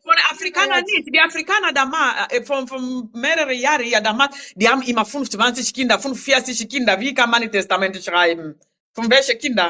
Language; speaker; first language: German; non-native, learner; Lingala